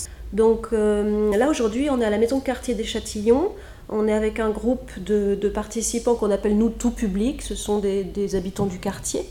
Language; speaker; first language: French; native; French